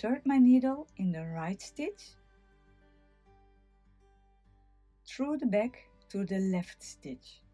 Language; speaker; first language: English; non-native, fluent; Dutch